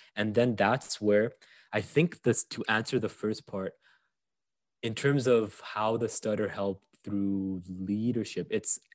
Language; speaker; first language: English; early bilingual, other home language; Arabic